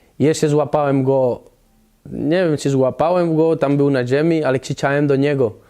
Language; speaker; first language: Polish; non-native, learner; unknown